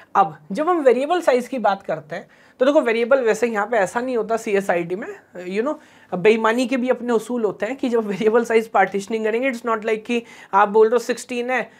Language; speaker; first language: Hindi; native; Hindi